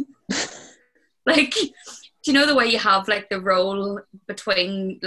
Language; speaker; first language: English; native; English